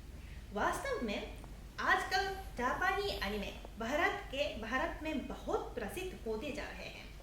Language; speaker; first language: Hindi; non-native, fluent; Japanese